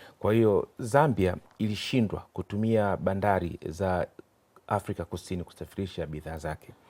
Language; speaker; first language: Swahili; native; Swahili